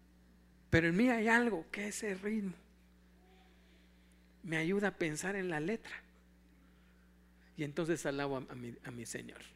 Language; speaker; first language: Spanish; native; Spanish